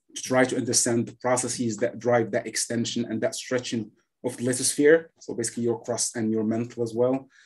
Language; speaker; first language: English; non-native, fluent; Arabic